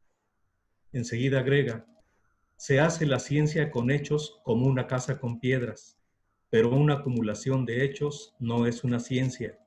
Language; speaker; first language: Spanish; native; Spanish